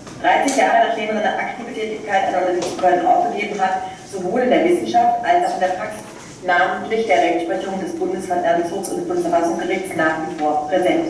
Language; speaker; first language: German; native; German